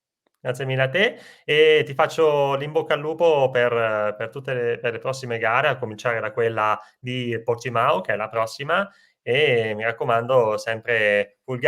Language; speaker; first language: Italian; native; Italian